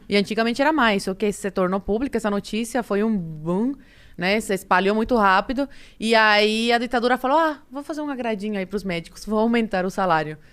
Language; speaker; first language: Portuguese; early bilingual, other home language; Spanish